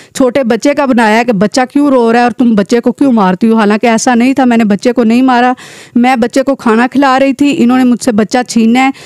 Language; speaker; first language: Urdu; non-native, local second language; Pahari-Potwari